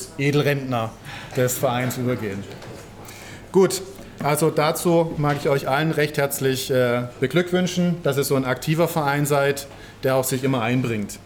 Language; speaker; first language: German; native; German